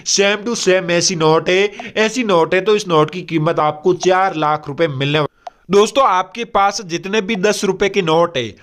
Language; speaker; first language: Hindi; non-native, local second language; Gujarati